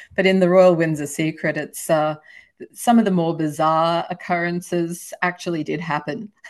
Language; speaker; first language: English; native; English